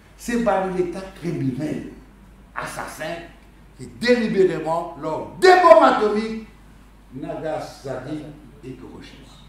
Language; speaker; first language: French; non-native, local second language; Morisyen